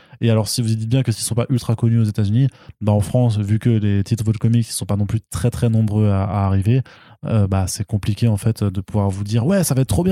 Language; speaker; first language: French; native; French